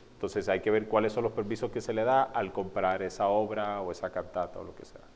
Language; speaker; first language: Spanish; non-native, fluent; English